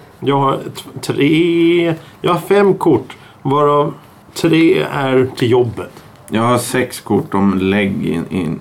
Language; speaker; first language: Swedish; native; Swedish